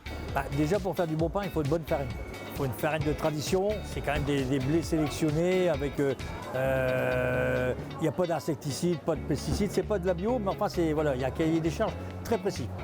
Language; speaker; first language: French; native; French